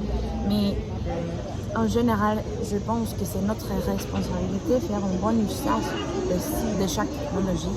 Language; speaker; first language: French; non-native, learner; Spanish